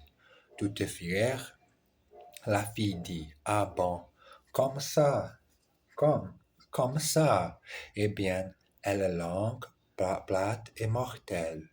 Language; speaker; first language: French; non-native, learner; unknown